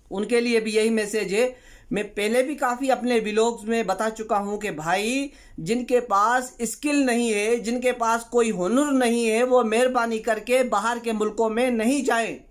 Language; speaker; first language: Urdu; non-native, local second language; Sindhi